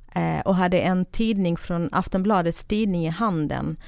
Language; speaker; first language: Swedish; non-native, fluent; Kurdish